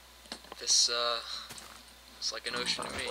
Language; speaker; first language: English; native; English